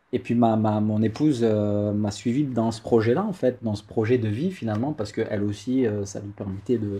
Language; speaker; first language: French; native; French